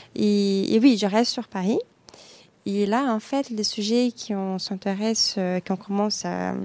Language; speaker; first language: French; non-native, fluent; Portuguese